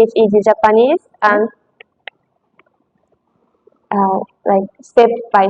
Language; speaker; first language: English; non-native, learner; Japanese